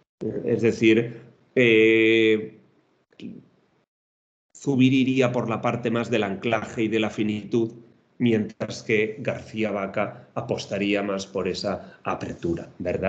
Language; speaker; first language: Spanish; native; Spanish